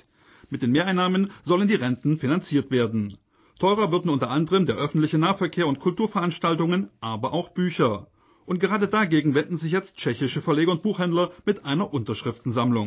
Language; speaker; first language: German; native; German